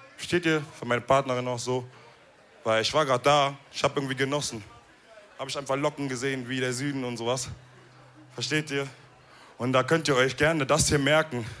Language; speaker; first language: German; early bilingual, other home language; Wolof